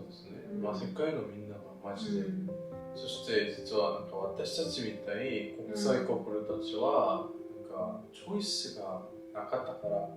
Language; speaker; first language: Japanese; non-native, learner; Korean